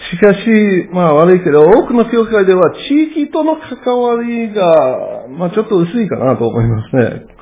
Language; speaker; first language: Japanese; non-native, fluent; English